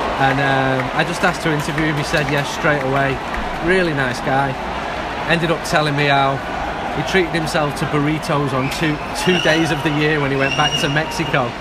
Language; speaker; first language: English; native; English